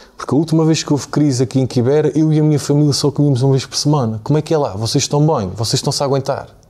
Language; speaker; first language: Portuguese; native; Portuguese